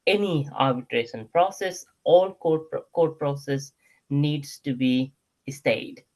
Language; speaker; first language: English; non-native, local second language; Nepali